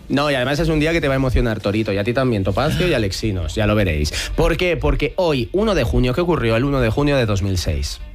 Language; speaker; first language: Spanish; native; Spanish